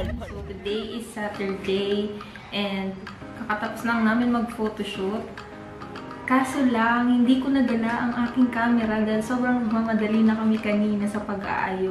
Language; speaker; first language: Filipino; non-native, local second language; Bikol